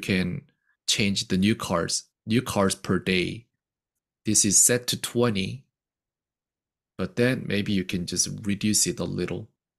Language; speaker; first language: English; non-native, fluent; Korean